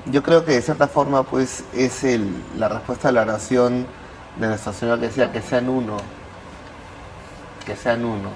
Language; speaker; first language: Spanish; native; Spanish